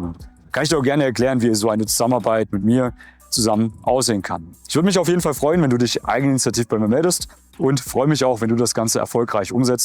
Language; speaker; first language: German; native; German